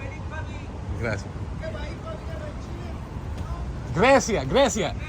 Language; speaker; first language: Spanish; non-native, learner; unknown